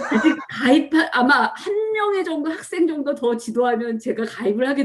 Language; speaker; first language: Korean; native; Korean